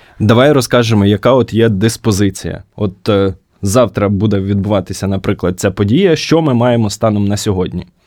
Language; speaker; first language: Ukrainian; native; Ukrainian